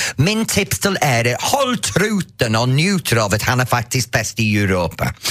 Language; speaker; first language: Swedish; non-native, fluent; English